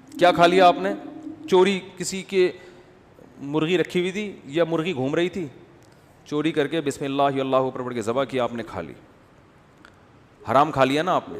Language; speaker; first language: Urdu; native; Urdu